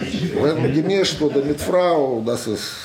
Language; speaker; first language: German; non-native, learner; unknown